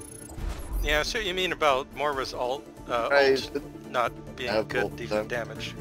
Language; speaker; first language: English; native; English